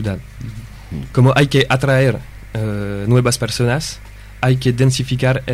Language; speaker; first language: Spanish; non-native, fluent; French